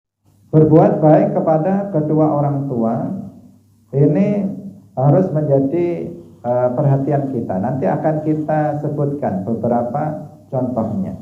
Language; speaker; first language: Indonesian; non-native, local second language; Javanese